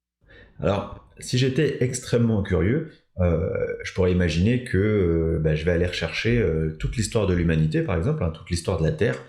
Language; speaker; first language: French; native; French